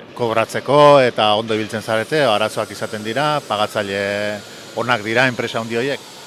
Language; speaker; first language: Basque; native; Basque